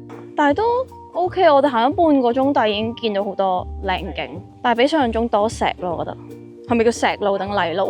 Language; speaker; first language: Cantonese; native; Cantonese